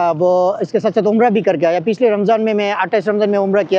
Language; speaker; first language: Hindi; non-native, fluent; Bangla